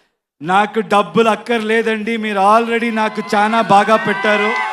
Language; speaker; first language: Telugu; non-native, local second language; Kannada